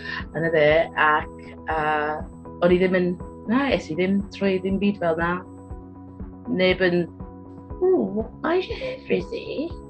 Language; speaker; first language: Welsh; non-native, learner; English